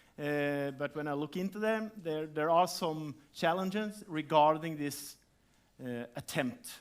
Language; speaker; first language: English; non-native, fluent; Norwegian